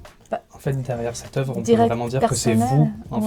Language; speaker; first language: French; native; French